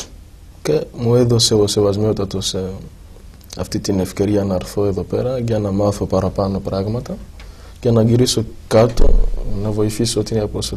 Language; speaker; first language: Greek; non-native, fluent; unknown